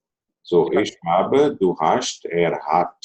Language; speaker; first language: German; non-native, fluent; Telugu